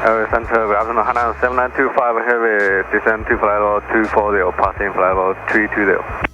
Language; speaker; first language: English; native; English